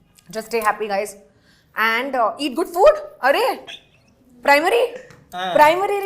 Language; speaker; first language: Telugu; non-native, local second language; Hindi